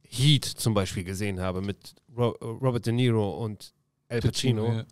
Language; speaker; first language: German; early bilingual, other home language; Arabic